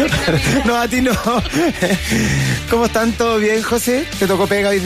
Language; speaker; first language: Spanish; native; Spanish